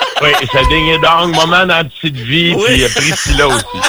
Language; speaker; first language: French; native; French